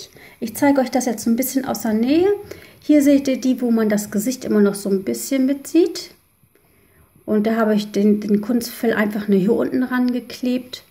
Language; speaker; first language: German; native; German